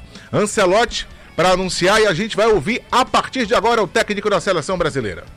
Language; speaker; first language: Portuguese; native; Portuguese